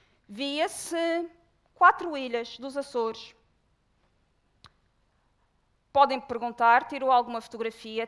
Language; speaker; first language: Portuguese; native; Portuguese